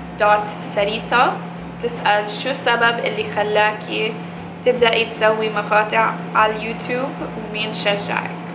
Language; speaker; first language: Arabic; early bilingual, heritage; English